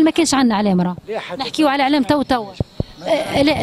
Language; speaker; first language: Arabic; native; Arabic